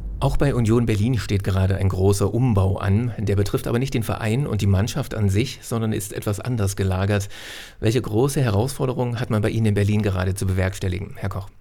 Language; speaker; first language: German; native; German